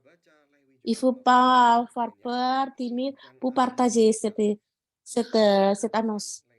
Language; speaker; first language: French; non-native, learner; Indonesian